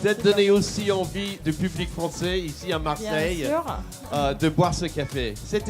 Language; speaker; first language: French; native; French